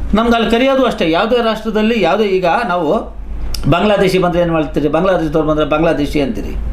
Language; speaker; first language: Kannada; non-native, local second language; Urdu